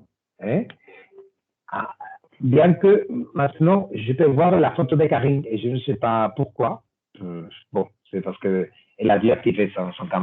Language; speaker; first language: French; non-native, fluent; Spanish